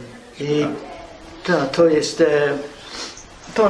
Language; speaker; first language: Polish; early bilingual, heritage; English